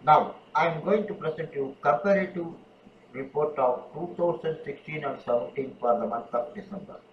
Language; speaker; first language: English; non-native, local second language; Tamil